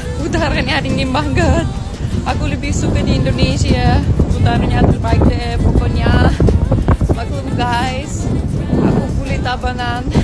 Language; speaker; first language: Indonesian; non-native, learner; Russian